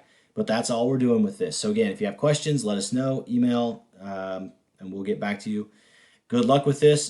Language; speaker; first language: English; native; English